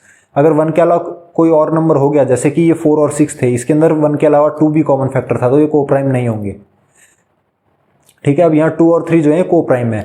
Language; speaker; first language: Hindi; native; Hindi